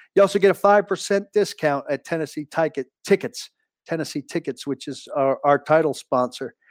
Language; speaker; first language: English; native; English